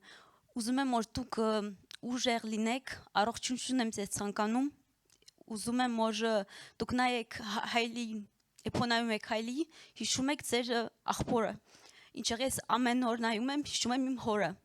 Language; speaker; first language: Armenian; early bilingual, heritage; Armenian